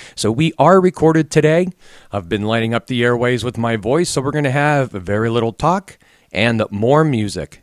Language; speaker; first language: English; native; English